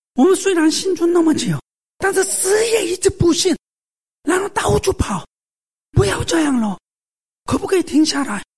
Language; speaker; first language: Chinese; non-native, fluent; Korean